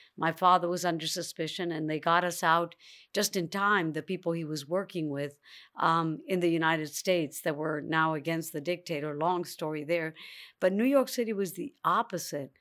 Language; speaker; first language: English; early bilingual, other home language; Spanish